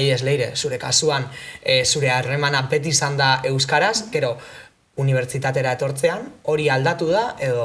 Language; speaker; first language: Basque; native; Basque